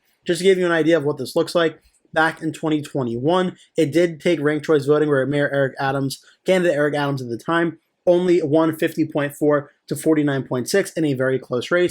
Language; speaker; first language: English; native; English